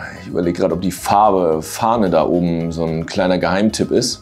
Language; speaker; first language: German; native; German